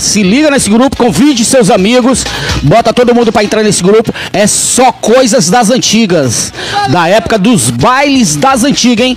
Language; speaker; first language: Portuguese; native; Portuguese